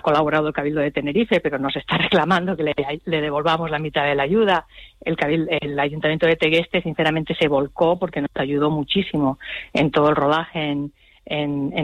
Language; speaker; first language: Spanish; native; Spanish